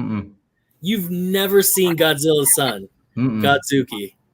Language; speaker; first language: English; native; English